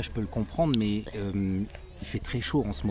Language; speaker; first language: French; native; French